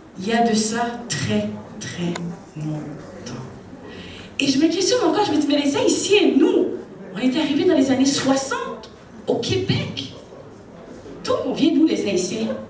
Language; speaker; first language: French; native; French